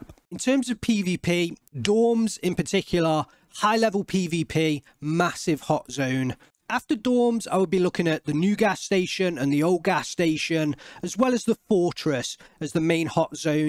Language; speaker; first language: English; native; English